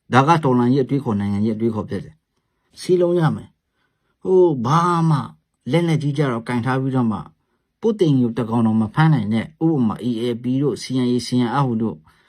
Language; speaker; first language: Burmese; non-native, local second language; Hakha Chin